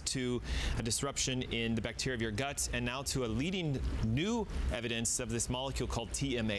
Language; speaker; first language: English; native; English